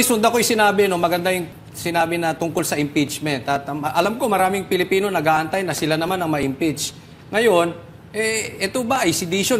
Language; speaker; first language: Filipino; native; Filipino